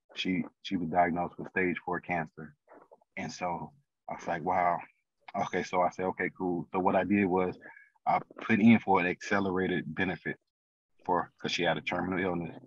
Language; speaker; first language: English; native; English